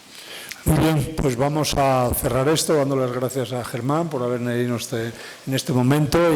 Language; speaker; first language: Spanish; native; Spanish